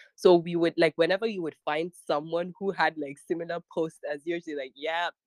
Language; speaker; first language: English; non-native, local second language; Hausa